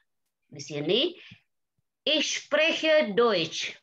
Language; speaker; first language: German; non-native, fluent; Indonesian